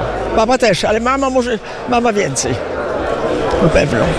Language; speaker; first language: Polish; early bilingual, heritage; Italian